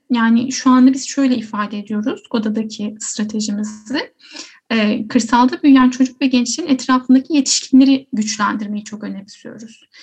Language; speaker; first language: Turkish; native; Turkish